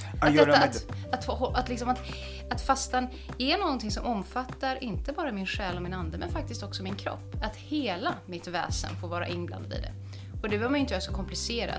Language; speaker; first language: Swedish; native; Swedish